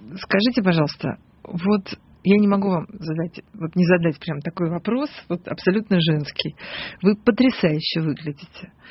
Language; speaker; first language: Russian; native; Russian